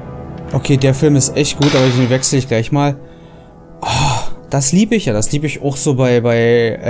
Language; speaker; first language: German; native; German